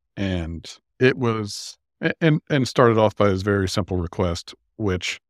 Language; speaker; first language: English; native; English